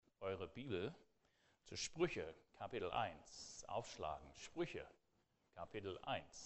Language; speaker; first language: German; non-native, fluent; English